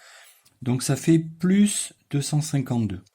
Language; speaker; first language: French; native; French